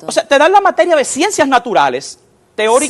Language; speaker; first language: Spanish; native; Spanish